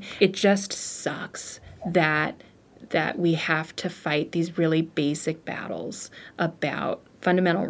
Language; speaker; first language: English; native; English